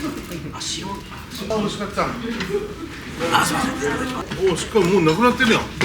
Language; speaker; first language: Japanese; native; Japanese